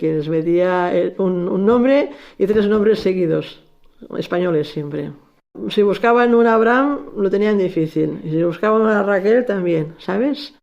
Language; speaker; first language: Spanish; native; Spanish